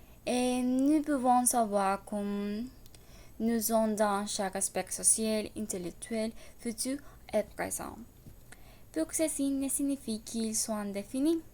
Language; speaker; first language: French; non-native, learner; Spanish